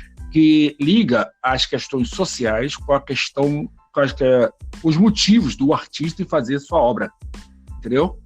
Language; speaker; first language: Portuguese; native; Portuguese